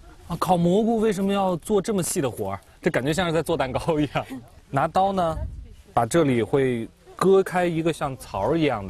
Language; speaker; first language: Chinese; native; Chinese